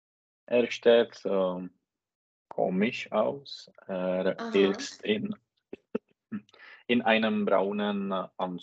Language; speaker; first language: German; non-native, learner; Czech